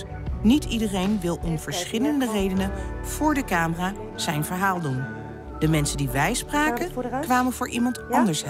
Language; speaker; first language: Dutch; native; Dutch